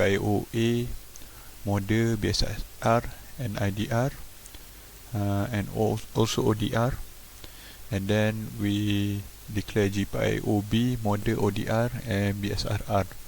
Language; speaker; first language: English; non-native, local second language; Malay